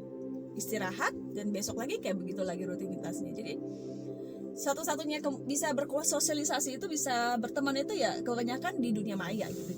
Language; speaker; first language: Indonesian; native; Indonesian